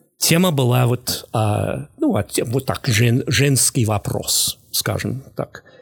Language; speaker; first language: Russian; non-native, fluent; English